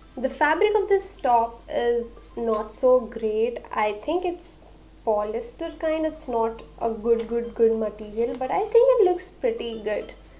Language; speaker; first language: English; non-native, local second language; Hindi